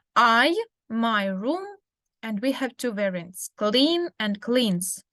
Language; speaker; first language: English; non-native, fluent; Ukrainian